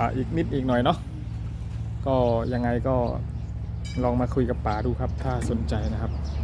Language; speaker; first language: Thai; native; Thai